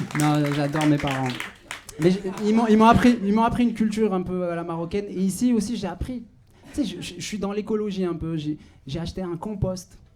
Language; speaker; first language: French; non-native, local second language; Arabic